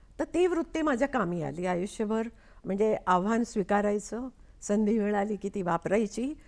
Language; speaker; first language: Marathi; non-native, local second language; Konkani